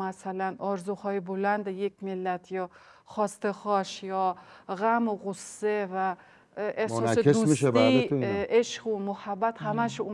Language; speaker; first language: Persian; non-native, fluent; Kazakh